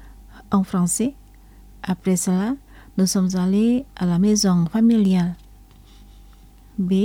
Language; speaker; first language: French; non-native, fluent; Indonesian